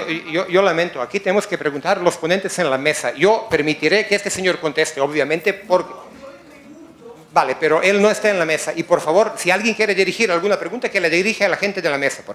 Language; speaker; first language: Spanish; native; Spanish